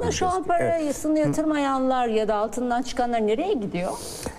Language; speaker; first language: Turkish; native; Turkish